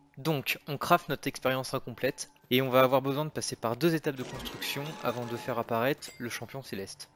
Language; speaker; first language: French; native; French